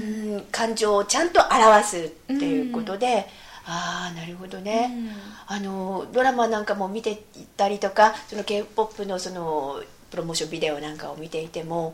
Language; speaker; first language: Japanese; native; Japanese